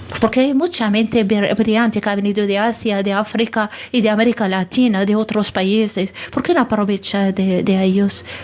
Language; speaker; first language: Spanish; non-native, fluent; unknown